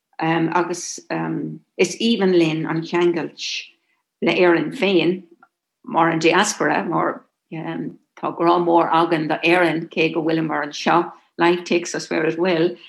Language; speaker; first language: Irish; non-native, local second language; English